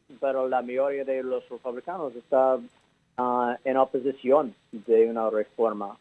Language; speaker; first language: Spanish; early bilingual, heritage; English